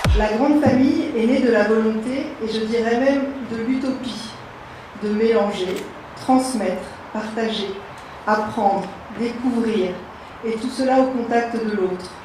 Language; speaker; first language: French; native; French